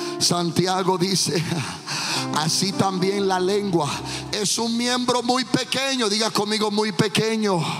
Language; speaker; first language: Spanish; early bilingual, heritage; Spanish